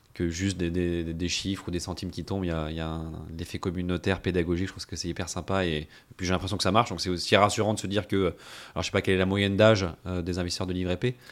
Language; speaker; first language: French; native; French